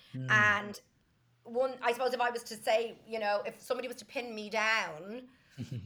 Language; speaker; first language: English; native; English